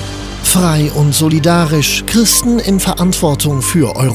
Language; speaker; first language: German; native; German